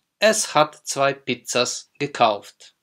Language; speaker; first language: German; non-native, fluent; Polish